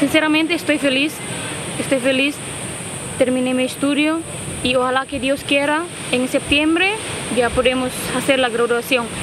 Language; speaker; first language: Spanish; non-native, learner; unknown